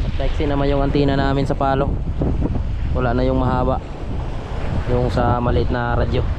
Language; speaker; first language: Filipino; non-native, local second language; Masbatenyo